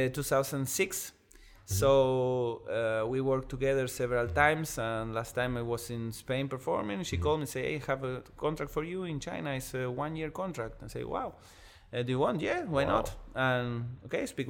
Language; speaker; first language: English; non-native, learner; Spanish